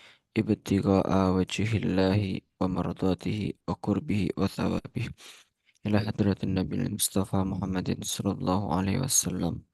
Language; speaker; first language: Arabic; non-native, fluent; Indonesian